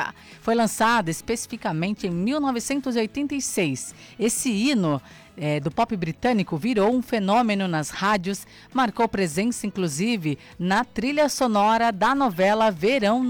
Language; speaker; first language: Portuguese; native; Portuguese